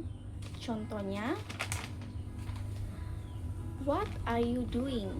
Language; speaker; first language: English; non-native, learner; Indonesian